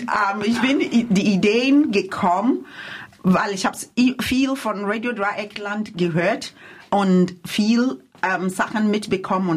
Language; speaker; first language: German; non-native, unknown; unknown